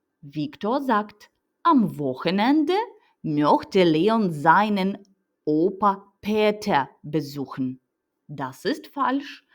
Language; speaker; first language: German; non-native, fluent; Ukrainian